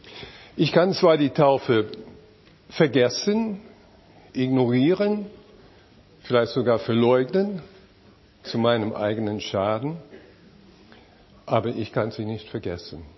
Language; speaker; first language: German; non-native, fluent; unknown